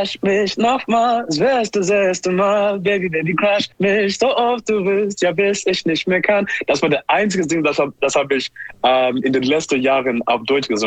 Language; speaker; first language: German; non-native, learner; English